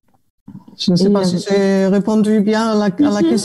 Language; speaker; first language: French; non-native, fluent; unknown